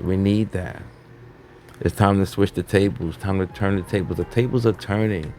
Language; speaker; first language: English; native; English